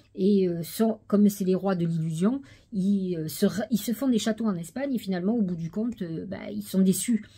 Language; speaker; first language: French; native; French